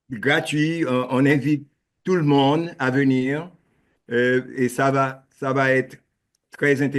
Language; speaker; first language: French; non-native, local second language; Haitian Creole